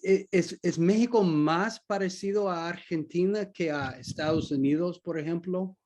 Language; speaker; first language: Spanish; non-native, learner; English